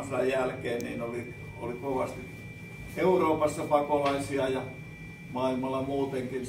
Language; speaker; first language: Finnish; native; Finnish